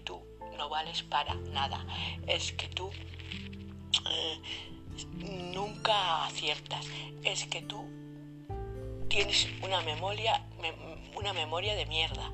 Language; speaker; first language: Spanish; native; Spanish